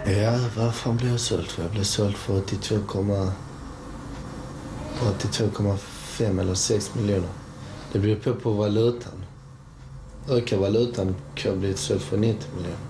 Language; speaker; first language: Swedish; early bilingual, other home language; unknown